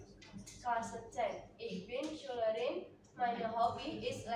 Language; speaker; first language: German; non-native, learner; Indonesian